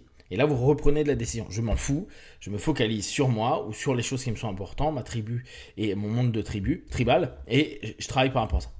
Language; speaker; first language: French; native; French